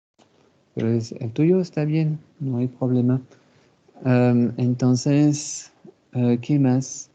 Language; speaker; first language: Spanish; non-native, fluent; French